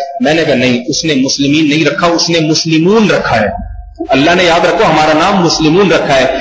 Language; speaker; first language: Urdu; native; Urdu